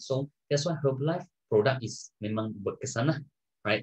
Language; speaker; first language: English; non-native, local second language; Malay